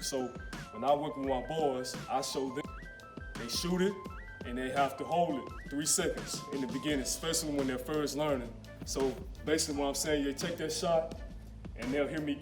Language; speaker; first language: English; native; English